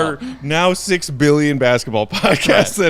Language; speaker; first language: English; native; English